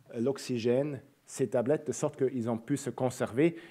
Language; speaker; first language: French; native; French